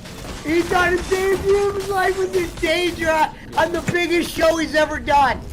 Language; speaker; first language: English; native; English